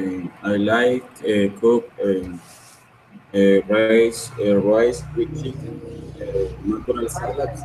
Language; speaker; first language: English; non-native, learner; Spanish